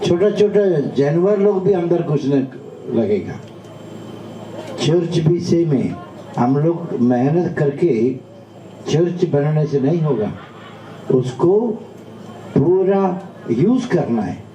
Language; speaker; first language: Hindi; non-native, local second language; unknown